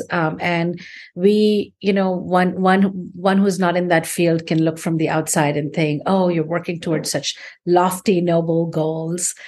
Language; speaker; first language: English; non-native, local second language; Hindi